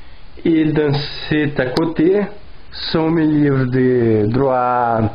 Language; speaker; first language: French; non-native, learner; Portuguese